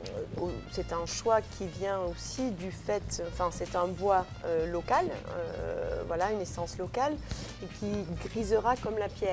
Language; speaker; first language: French; native; French